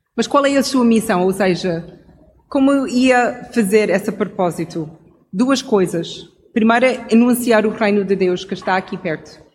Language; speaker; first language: Portuguese; non-native, fluent; English